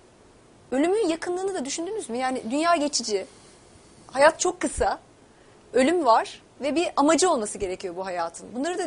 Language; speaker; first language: Turkish; native; Turkish